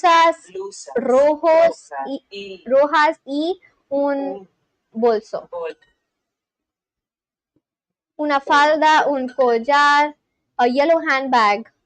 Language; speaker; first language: Spanish; non-native, learner; Bangla